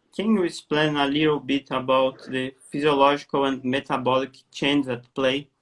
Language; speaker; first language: English; non-native, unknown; Portuguese